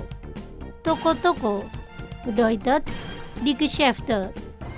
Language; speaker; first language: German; non-native, learner; Indonesian